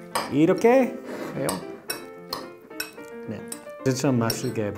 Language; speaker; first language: Korean; non-native, learner; English